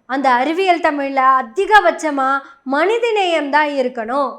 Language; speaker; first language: Tamil; non-native, local second language; Malayalam